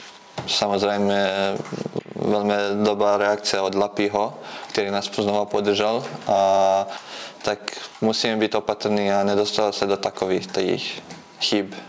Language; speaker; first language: Czech; non-native, fluent; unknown